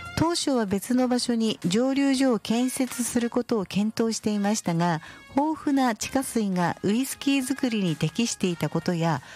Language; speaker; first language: Japanese; native; Japanese